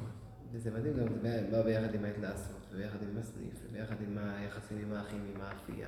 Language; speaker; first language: Hebrew; native; Hebrew